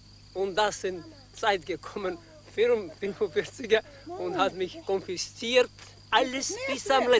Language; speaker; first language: German; non-native, learner; Croatian